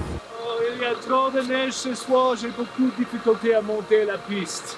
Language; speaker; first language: French; non-native, local second language; English